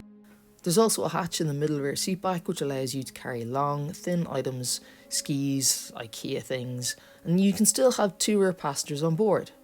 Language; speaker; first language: English; native; English